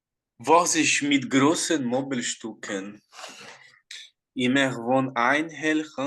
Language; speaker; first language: German; non-native, learner; Portuguese